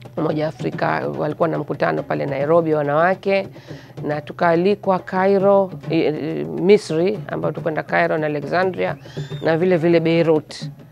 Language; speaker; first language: Swahili; native; Swahili